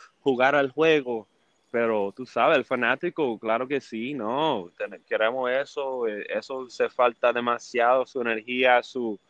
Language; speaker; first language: Spanish; early bilingual, heritage; English